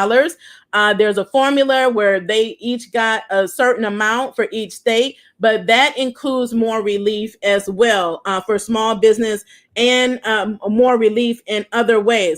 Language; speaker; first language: English; native; English